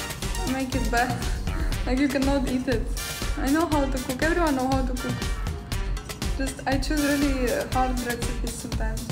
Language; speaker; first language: English; non-native, fluent; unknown